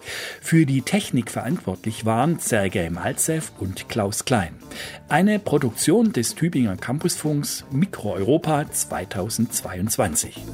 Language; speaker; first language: German; native; German